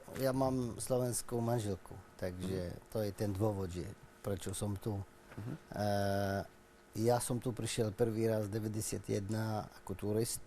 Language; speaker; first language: Slovak; non-native, learner; Arabic